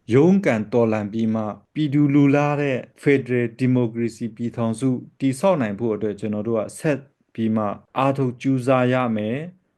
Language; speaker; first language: Burmese; non-native, local second language; Kachin